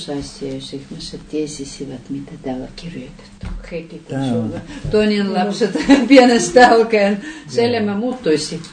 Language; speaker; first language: Finnish; non-native, learner; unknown